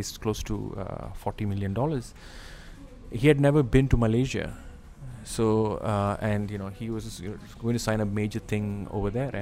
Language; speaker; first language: English; non-native, local second language; Malayalam